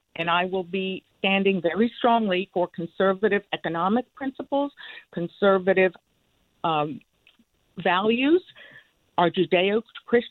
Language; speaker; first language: English; non-native, fluent; Spanish